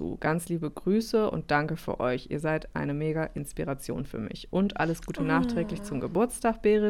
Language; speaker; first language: German; native; German